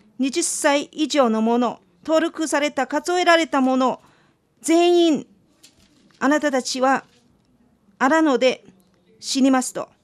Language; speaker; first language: Japanese; non-native, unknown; Chinese